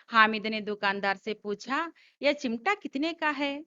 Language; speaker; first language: Hindi; non-native, local second language; Telugu